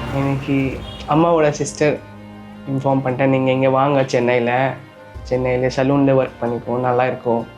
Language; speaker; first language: Tamil; non-native, learner; Nepali